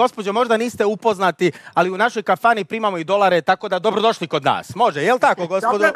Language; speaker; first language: Bosnian; native; Bosnian